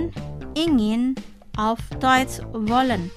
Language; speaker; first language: German; non-native, fluent; Indonesian